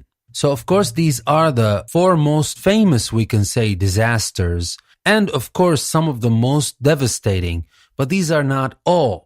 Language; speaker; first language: English; non-native, fluent; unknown